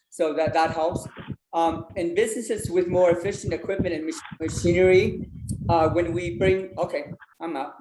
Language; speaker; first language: English; early bilingual, other home language; Vietnamese